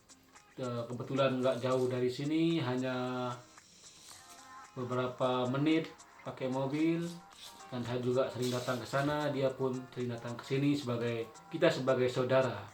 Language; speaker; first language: Indonesian; non-native, local second language; Sasak